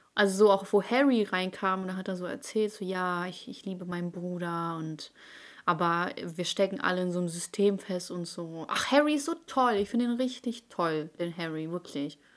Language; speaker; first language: German; early bilingual, other home language; Ukrainian